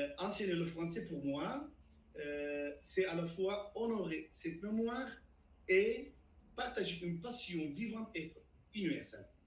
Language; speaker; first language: French; non-native, fluent; Turkish